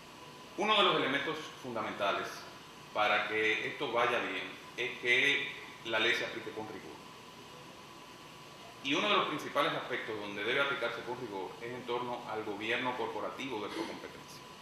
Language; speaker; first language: Spanish; native; Spanish